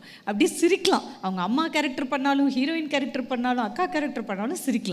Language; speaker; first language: Tamil; native; Tamil